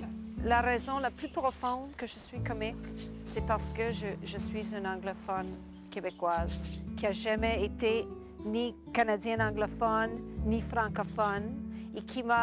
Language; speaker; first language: French; non-native, local second language; English